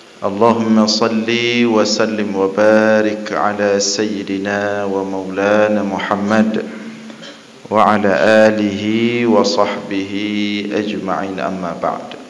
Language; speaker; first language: Malay; non-native, local second language; Achinese